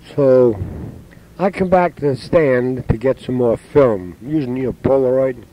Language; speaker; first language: English; native; English